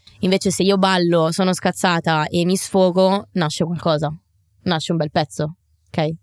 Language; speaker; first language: Italian; native; Italian